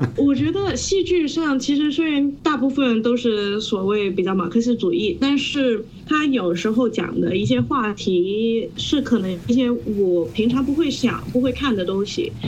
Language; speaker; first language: Chinese; non-native, local second language; Cantonese